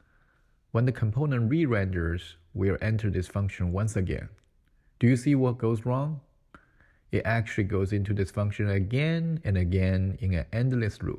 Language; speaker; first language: English; non-native, fluent; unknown